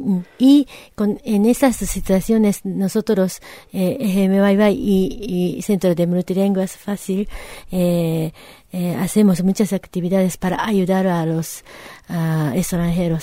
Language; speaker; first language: Spanish; non-native, fluent; Japanese